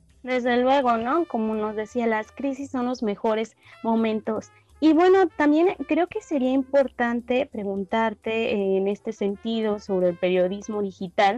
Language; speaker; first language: Spanish; native; Spanish